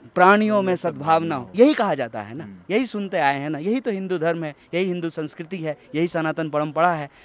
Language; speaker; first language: Hindi; native; Hindi